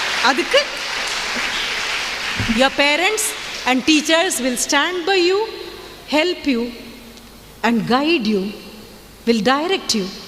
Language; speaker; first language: English; non-native, local second language; Tamil